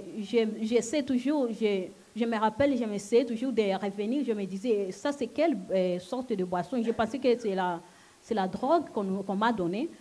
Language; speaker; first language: French; non-native, local second language; Lingala